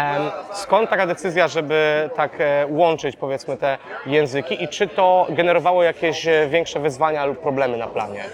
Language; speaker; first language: Polish; native; Polish